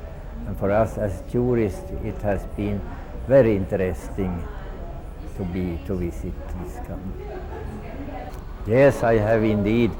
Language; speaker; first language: English; non-native, fluent; Swedish